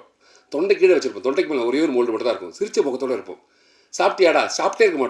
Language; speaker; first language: Tamil; native; Tamil